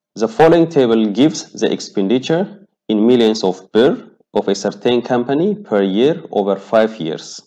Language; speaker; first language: English; non-native, local second language; Amharic